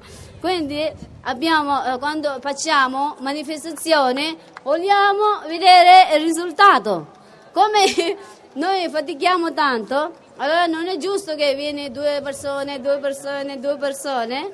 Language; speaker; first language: Italian; non-native, fluent; Tibetan